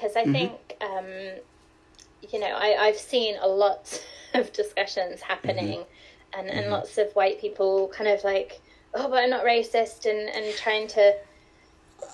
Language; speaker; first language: English; native; English